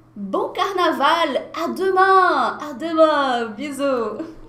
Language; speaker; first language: French; non-native, fluent; Portuguese